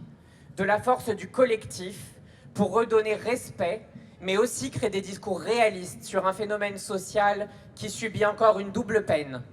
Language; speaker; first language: French; native; French